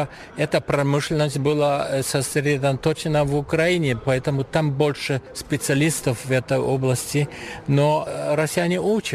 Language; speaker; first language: Russian; non-native, fluent; German